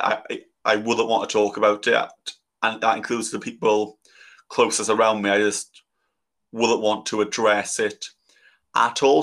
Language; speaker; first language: English; native; English